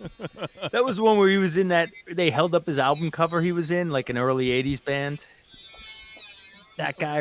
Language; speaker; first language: English; native; English